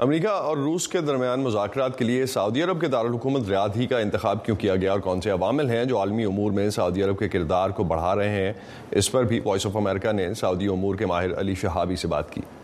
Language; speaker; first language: Urdu; native; Urdu